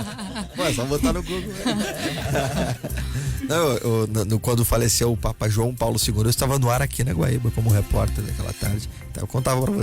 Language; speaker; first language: Portuguese; native; Portuguese